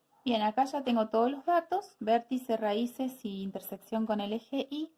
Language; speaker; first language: Spanish; native; Spanish